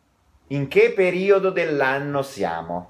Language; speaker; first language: Italian; non-native, fluent; Russian